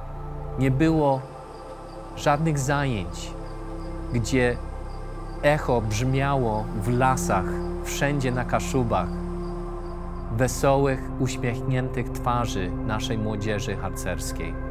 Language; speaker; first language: Polish; early bilingual, heritage; English